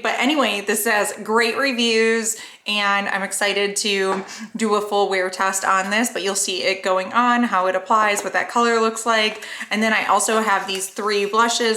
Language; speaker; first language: English; native; English